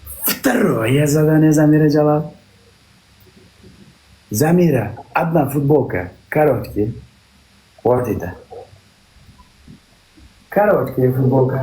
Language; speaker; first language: Russian; non-native, learner; Uzbek